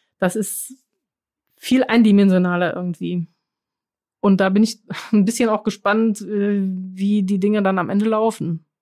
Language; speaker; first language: German; non-native, fluent; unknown